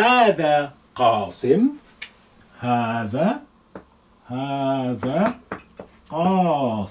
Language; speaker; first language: Arabic; non-native, fluent; English